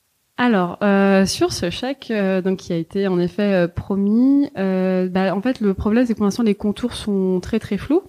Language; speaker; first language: French; native; French